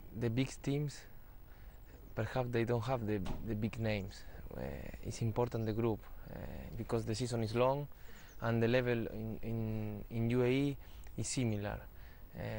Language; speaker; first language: English; non-native, fluent; Spanish